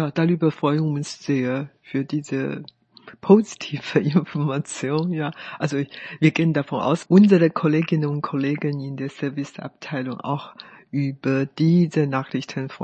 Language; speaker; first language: German; non-native, fluent; Chinese